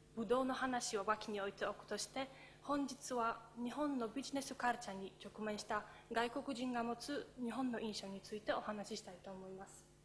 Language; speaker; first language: Japanese; non-native, fluent; Polish